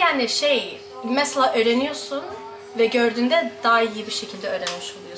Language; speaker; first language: Turkish; early bilingual, heritage; Turkish